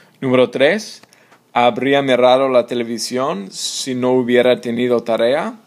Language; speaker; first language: Spanish; non-native, fluent; English